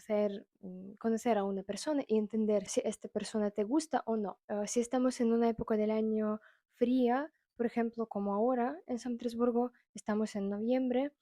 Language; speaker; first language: Spanish; non-native, fluent; Russian